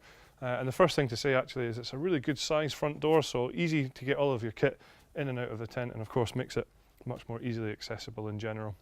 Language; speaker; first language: English; native; English